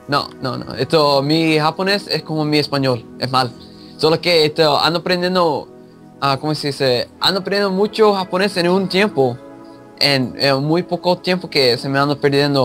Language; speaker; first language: Spanish; early bilingual, heritage; English